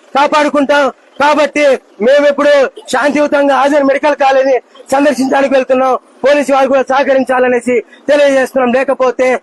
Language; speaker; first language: Telugu; native; Telugu